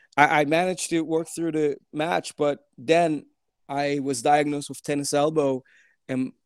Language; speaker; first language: English; early bilingual, other home language; Turkish